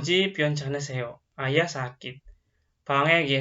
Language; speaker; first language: Korean; non-native, fluent; Indonesian